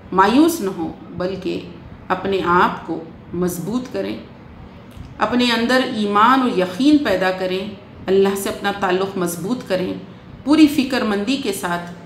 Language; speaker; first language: Urdu; native; Urdu